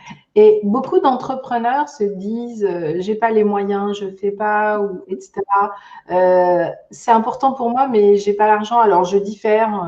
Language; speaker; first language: French; native; French